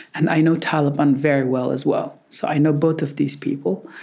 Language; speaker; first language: English; non-native, fluent; Persian